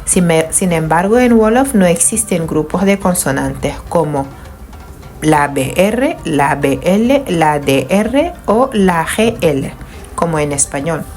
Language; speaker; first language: Spanish; non-native, fluent; Wolof